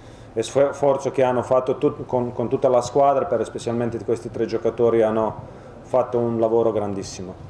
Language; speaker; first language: Italian; non-native, fluent; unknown